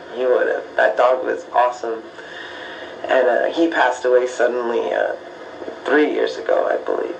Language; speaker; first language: English; native; English